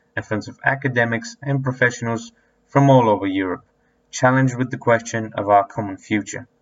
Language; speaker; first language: English; non-native, fluent; Bulgarian